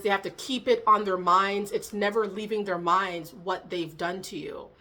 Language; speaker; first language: English; native; English